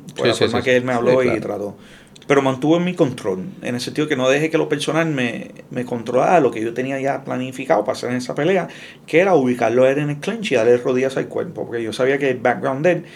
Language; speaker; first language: Spanish; early bilingual, heritage; Spanish